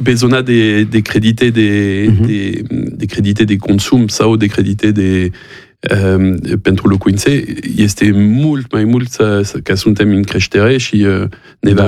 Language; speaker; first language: Romanian; non-native, fluent; French